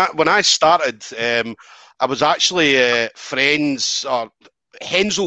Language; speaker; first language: English; native; English